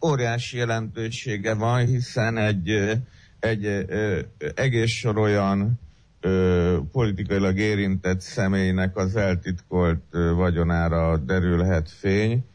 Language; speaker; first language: Hungarian; native; Hungarian